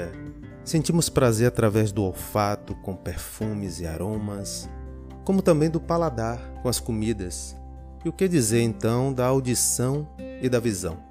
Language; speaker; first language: Portuguese; native; Portuguese